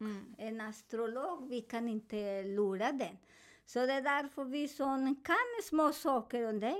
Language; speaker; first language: Swedish; non-native, learner; Spanish